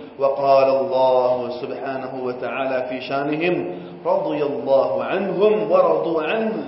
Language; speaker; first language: Arabic; non-native, fluent; Gujarati